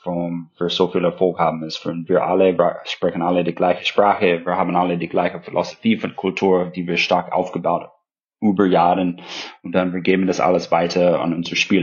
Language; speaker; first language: German; non-native, fluent; English